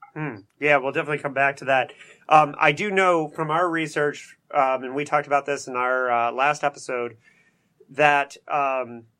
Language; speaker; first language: English; native; English